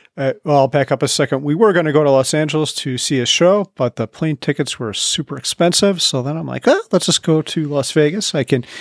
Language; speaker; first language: English; native; English